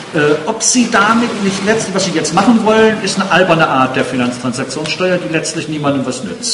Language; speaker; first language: German; native; German